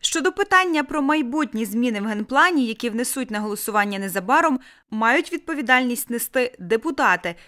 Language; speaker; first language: Ukrainian; native; Ukrainian